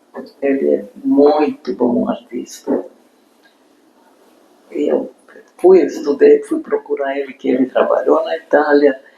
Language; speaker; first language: Portuguese; non-native, fluent; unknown